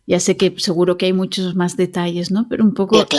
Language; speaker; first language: Spanish; native; Spanish